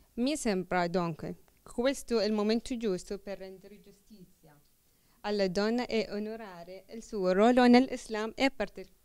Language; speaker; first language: Italian; non-native, learner; Arabic